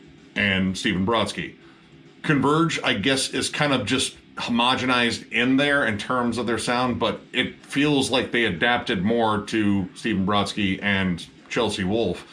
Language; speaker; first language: English; native; English